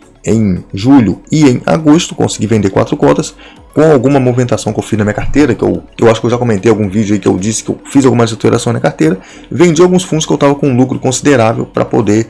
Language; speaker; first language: Portuguese; native; Portuguese